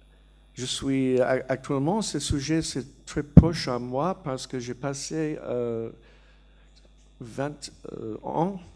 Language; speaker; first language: French; non-native, learner; English